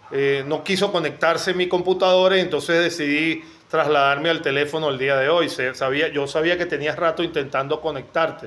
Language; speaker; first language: Spanish; native; Spanish